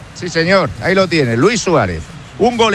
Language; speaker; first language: Spanish; native; Spanish